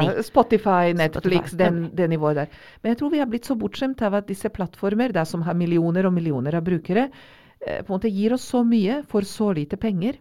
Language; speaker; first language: Norwegian; non-native, fluent; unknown